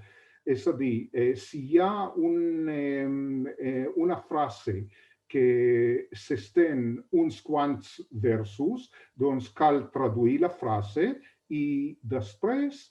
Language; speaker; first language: Catalan; non-native, fluent; Hebrew